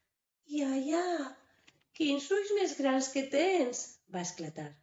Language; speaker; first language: Catalan; native; Catalan